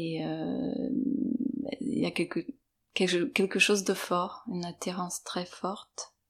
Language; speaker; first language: French; non-native, fluent; Serbian